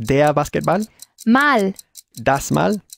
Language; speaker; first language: German; non-native, learner; Spanish